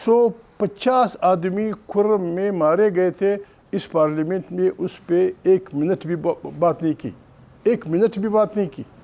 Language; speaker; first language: Urdu; non-native, local second language; Pashto